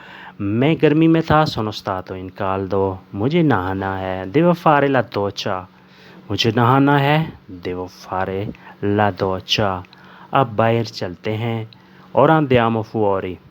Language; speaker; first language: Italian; non-native, learner; Urdu